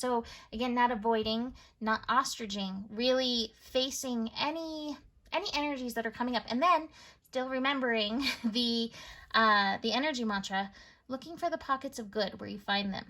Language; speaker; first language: English; native; English